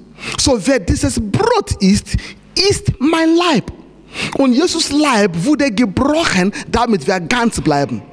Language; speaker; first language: German; non-native, fluent; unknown